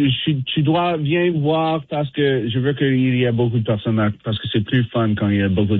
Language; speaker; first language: French; non-native, fluent; English